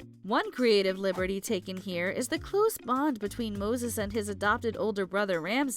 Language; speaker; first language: English; native; English